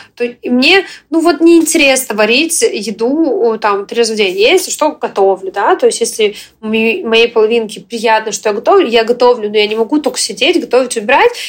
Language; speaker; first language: Russian; non-native, fluent; Ukrainian